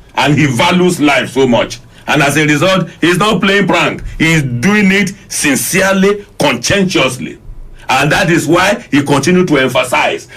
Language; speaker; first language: English; non-native, local second language; Yoruba